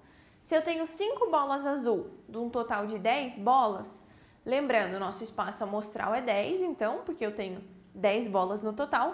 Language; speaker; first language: Portuguese; native; Portuguese